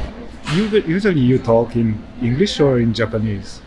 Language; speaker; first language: English; non-native, fluent; Japanese